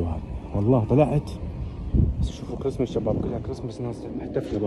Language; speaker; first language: Arabic; native; Arabic